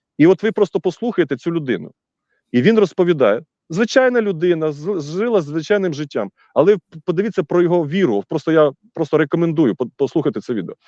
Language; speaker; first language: Ukrainian; native; Ukrainian